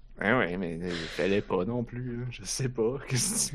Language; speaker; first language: French; native; French